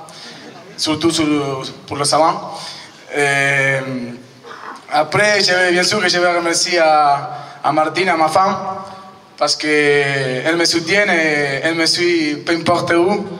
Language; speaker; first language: French; non-native, fluent; Spanish